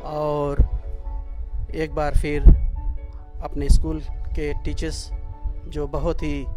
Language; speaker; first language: Hindi; native; Hindi